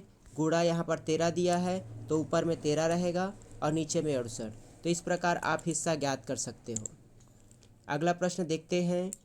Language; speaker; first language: Hindi; native; Hindi